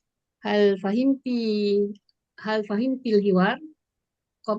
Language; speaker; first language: Arabic; non-native, learner; Malay